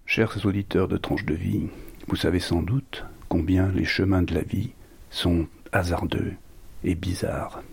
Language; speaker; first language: French; native; French